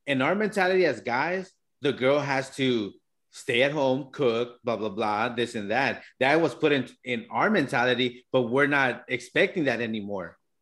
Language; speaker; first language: English; early bilingual, other home language; Spanish